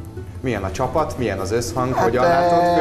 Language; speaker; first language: Hungarian; native; Hungarian